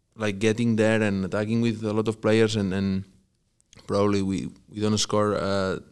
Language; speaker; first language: English; non-native, fluent; Spanish